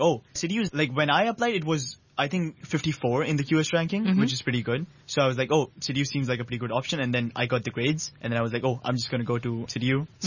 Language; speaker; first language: English; non-native, local second language; Urdu